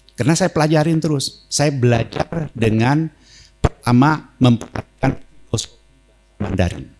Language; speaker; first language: Indonesian; native; Indonesian